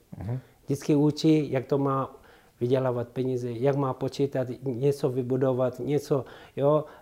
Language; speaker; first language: Czech; non-native, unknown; Tibetan